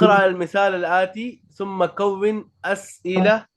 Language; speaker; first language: Arabic; non-native, fluent; Urdu